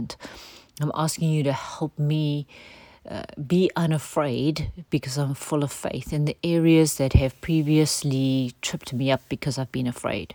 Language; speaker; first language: English; native; English